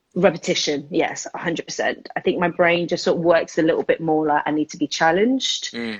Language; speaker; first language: English; early bilingual, other home language; Spanish